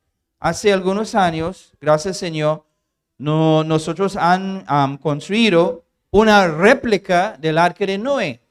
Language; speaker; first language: Spanish; non-native, fluent; English